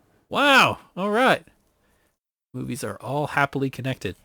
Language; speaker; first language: English; native; English